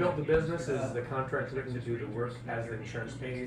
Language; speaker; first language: English; native; English